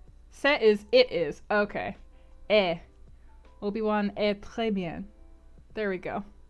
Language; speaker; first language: French; non-native, learner; English